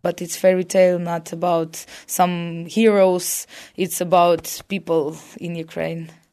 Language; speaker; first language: English; non-native, learner; Ukrainian